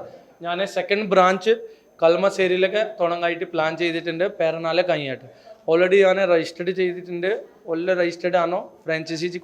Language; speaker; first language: Malayalam; non-native, local second language; Hindi